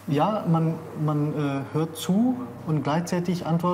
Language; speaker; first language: German; non-native, fluent; Uzbek